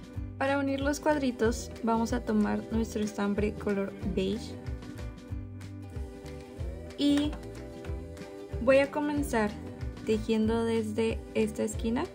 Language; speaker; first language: Spanish; native; Spanish